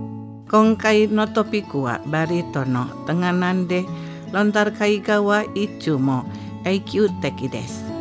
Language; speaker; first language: Japanese; non-native, fluent; Indonesian